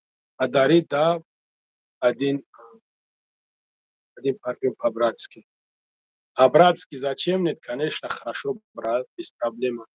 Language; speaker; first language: Russian; non-native, local second language; Tajik